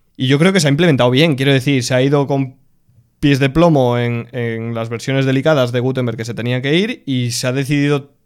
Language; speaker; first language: Spanish; native; Spanish